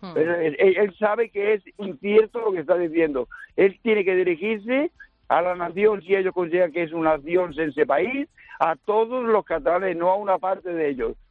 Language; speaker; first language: Spanish; native; Spanish